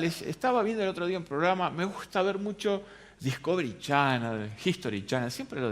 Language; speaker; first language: Spanish; native; Spanish